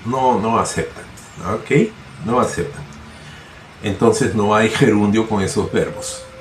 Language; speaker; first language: Spanish; non-native, fluent; Portuguese